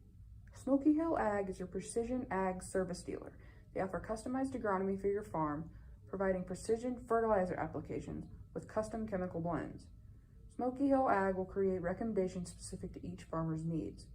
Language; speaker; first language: English; native; English